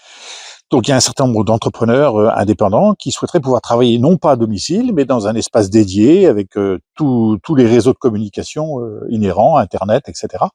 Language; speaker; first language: French; native; French